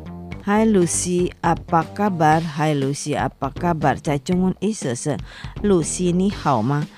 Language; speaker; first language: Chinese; non-native, fluent; Indonesian